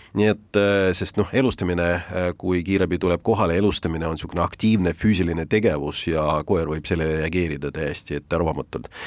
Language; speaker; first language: Estonian; non-native, local second language; Russian